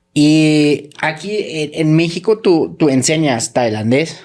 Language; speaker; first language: Spanish; native; Spanish